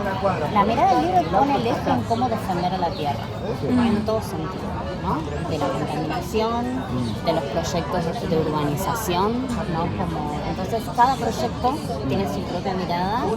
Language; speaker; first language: Spanish; native; Spanish